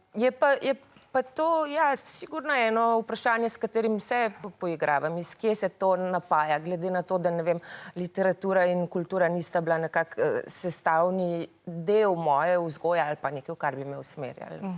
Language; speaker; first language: Slovenian; early bilingual, other home language; Bosnian